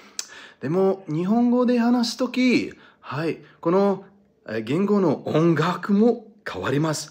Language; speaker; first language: Japanese; non-native, learner; Polish